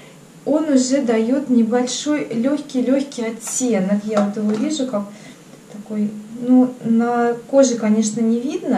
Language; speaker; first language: Russian; native; Russian